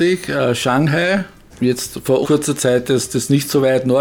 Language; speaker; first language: German; native; German